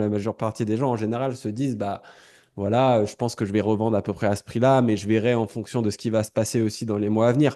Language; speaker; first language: French; native; French